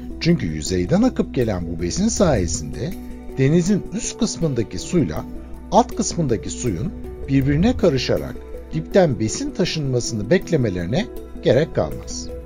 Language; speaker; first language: Turkish; native; Turkish